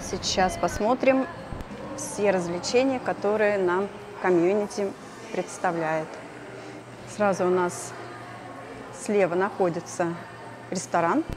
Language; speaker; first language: Russian; native; Russian